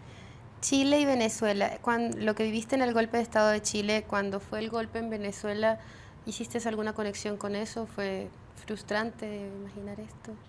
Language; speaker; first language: Spanish; native; Spanish